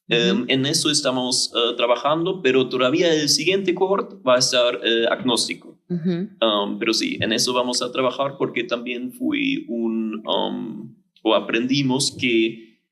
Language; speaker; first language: Spanish; non-native, fluent; German